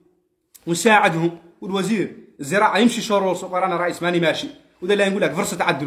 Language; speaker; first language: Arabic; native; Arabic